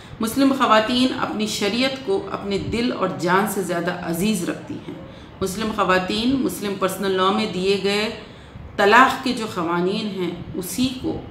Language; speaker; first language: Urdu; native; Urdu